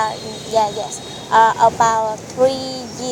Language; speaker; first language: English; non-native, learner; Vietnamese